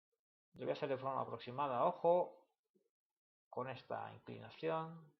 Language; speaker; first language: Spanish; native; Spanish